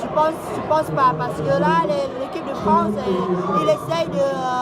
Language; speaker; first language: French; non-native, fluent; Khmer